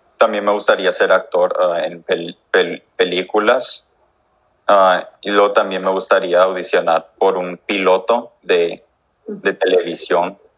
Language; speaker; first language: Spanish; early bilingual, heritage; English